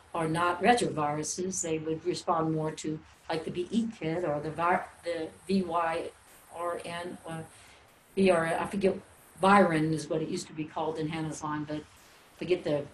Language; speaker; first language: English; native; English